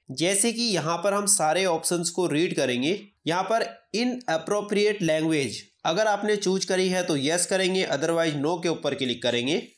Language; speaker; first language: Hindi; native; Hindi